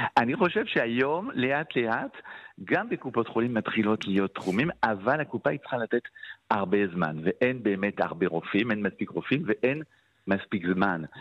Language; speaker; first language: Hebrew; non-native, fluent; French